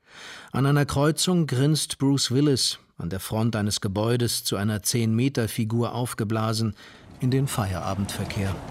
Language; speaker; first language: German; native; German